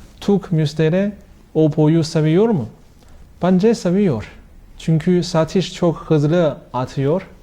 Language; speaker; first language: Turkish; non-native, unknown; Chinese